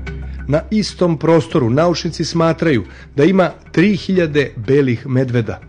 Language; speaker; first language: Serbian; native; Serbian